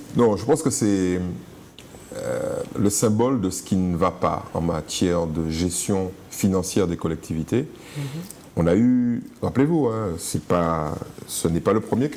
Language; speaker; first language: French; native; French